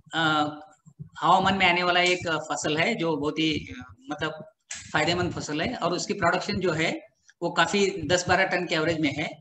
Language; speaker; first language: Hindi; non-native, local second language; Marathi